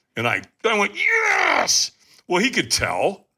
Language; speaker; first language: English; native; English